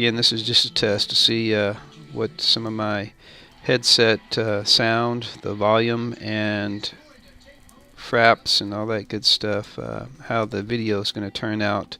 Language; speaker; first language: English; native; English